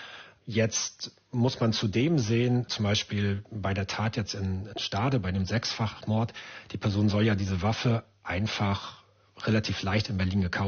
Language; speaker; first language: German; native; German